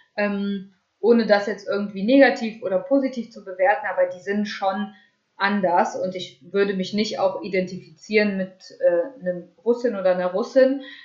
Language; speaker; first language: German; early bilingual, other home language; Russian